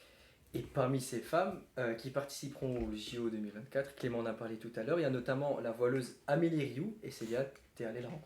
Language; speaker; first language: French; native; French